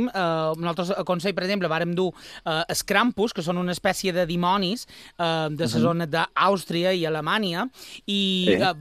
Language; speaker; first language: Catalan; native; Catalan